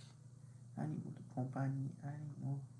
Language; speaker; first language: French; non-native, fluent; English